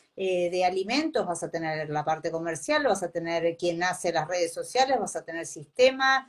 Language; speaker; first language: Spanish; native; Spanish